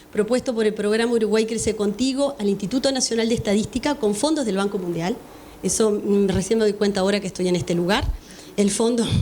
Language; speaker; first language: Spanish; native; Spanish